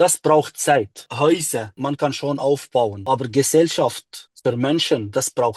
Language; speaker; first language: German; non-native, learner; Arabic